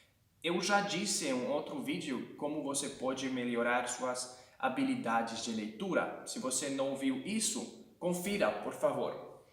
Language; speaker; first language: Portuguese; non-native, fluent; Hungarian